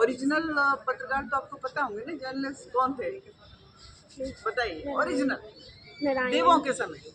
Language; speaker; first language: Hindi; native; Hindi